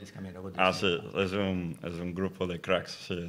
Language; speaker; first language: Spanish; non-native, fluent; English